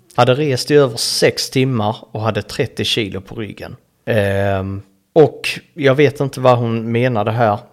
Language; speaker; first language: Swedish; native; Swedish